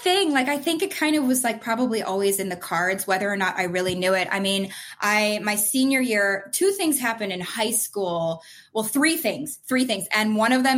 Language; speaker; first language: English; native; English